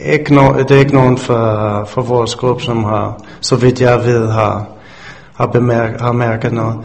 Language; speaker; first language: Danish; non-native, fluent; English